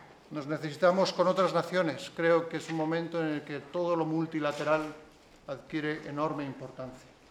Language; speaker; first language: Spanish; native; Spanish